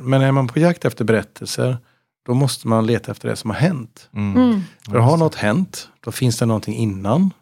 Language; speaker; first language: Swedish; native; Swedish